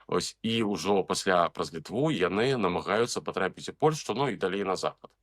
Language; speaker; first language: Belarusian; native; Belarusian